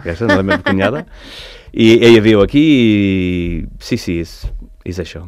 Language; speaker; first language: Catalan; non-native, learner; English